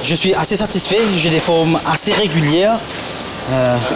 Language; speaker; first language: French; non-native, local second language; Morisyen